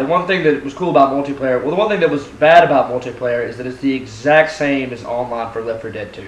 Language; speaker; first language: English; native; English